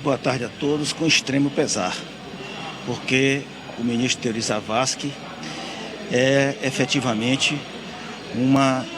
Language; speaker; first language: Portuguese; native; Portuguese